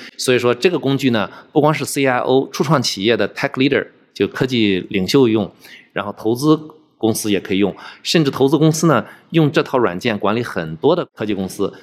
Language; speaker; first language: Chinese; native; Chinese